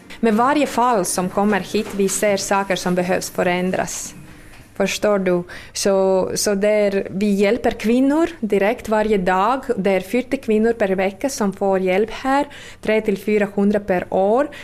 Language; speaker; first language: Swedish; non-native, fluent; Latvian